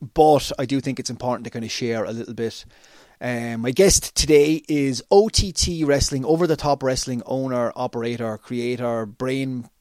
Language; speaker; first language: English; native; English